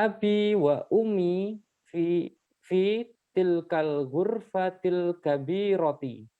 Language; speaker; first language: Arabic; non-native, fluent; Indonesian